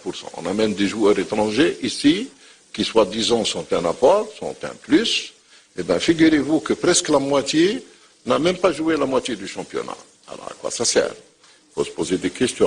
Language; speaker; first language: French; non-native, local second language; Arabic